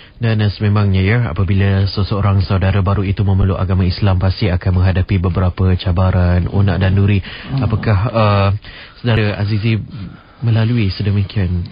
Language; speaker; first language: Malay; native; Malay